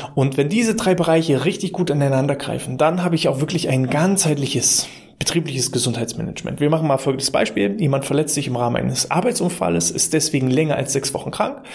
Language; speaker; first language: German; native; German